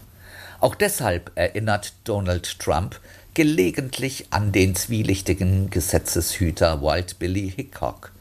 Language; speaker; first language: German; native; German